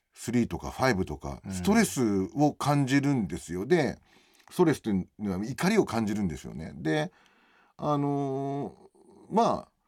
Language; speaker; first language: Japanese; native; Japanese